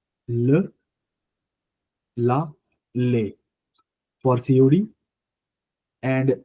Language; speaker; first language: French; non-native, fluent; Punjabi